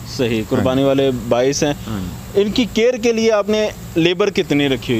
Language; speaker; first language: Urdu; non-native, local second language; Punjabi